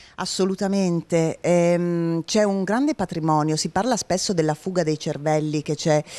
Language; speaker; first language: Italian; native; Italian